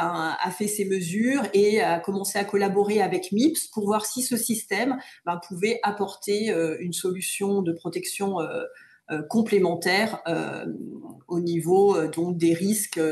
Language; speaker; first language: French; native; French